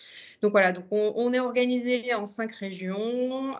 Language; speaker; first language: French; native; French